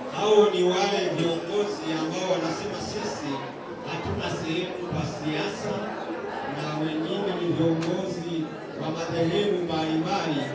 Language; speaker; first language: Swahili; non-native, local second language; Rundi